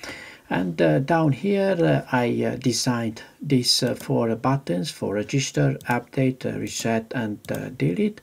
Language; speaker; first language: English; non-native, fluent; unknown